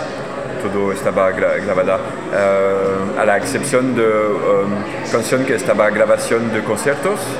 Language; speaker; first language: Spanish; non-native, learner; French